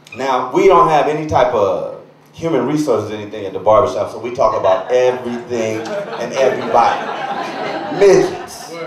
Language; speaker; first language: English; native; English